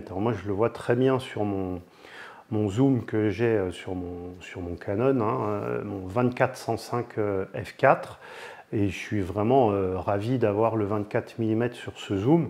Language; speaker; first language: French; native; French